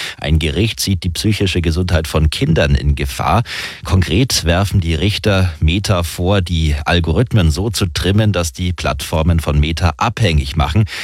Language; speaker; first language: German; native; German